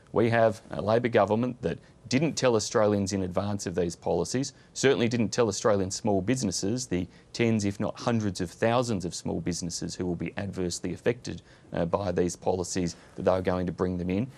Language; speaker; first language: English; native; English